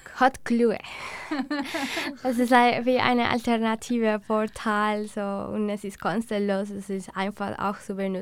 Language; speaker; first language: German; non-native, learner; Spanish